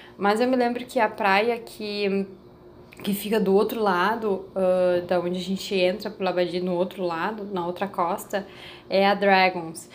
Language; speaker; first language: Portuguese; native; Portuguese